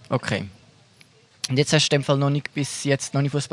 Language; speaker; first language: German; native; German